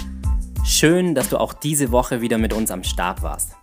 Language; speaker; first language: German; native; German